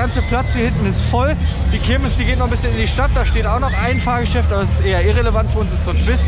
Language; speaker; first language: German; native; German